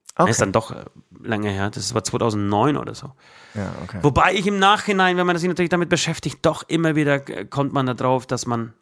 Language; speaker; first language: German; non-native, fluent; Polish